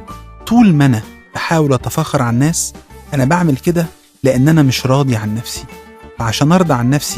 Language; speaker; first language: Arabic; native; Arabic